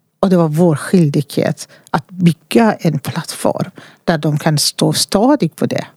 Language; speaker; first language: Swedish; non-native, fluent; Persian